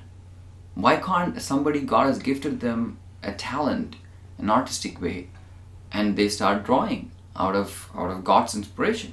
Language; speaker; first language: English; non-native, local second language; Malayalam